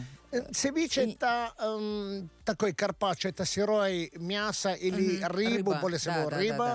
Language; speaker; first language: Russian; non-native, learner; Italian